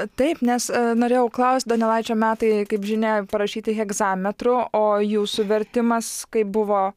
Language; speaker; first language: Lithuanian; native; Lithuanian